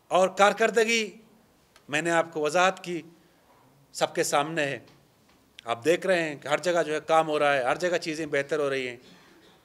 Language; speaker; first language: Urdu; non-native, local second language; Baluchi